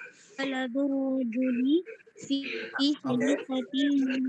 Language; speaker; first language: Arabic; non-native, learner; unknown